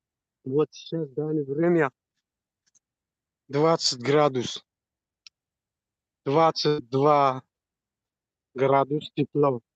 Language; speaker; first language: Russian; non-native, learner; Tajik